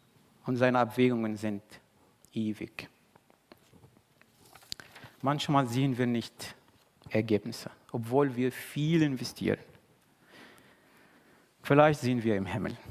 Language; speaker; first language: German; non-native, fluent; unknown